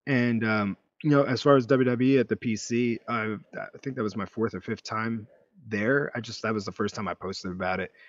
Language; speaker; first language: English; native; English